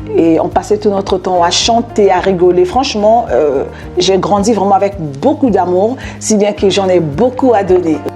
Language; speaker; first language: French; non-native, local second language; Lingala